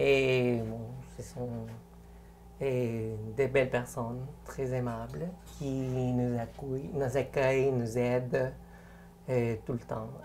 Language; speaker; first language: French; non-native, fluent; Spanish